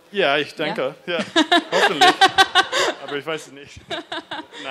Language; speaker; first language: German; non-native, learner; English